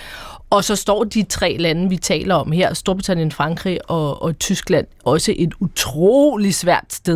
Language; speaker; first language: Danish; native; Danish